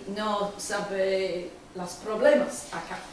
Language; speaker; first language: Spanish; non-native, learner; English